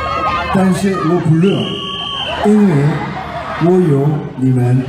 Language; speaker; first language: Chinese; non-native, learner; Korean